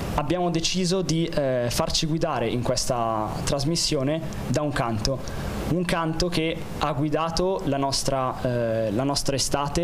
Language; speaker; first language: Italian; native; Italian